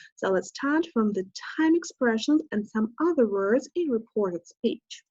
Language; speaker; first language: English; non-native, fluent; Russian